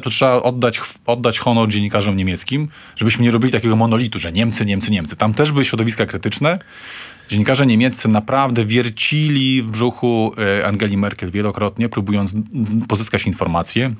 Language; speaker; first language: Polish; native; Polish